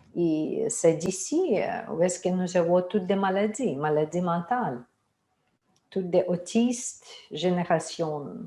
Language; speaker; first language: French; non-native, fluent; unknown